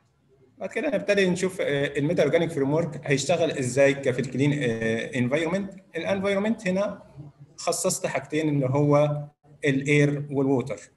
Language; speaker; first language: Arabic; native; Arabic